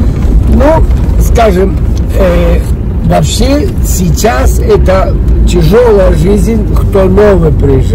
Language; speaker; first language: Russian; early bilingual, heritage; Russian